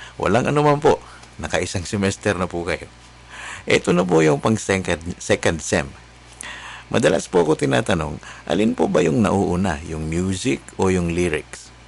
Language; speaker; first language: Filipino; native; Filipino